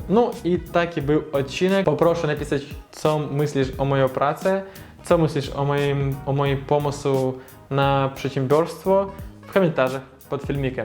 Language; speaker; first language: Polish; non-native, learner; Russian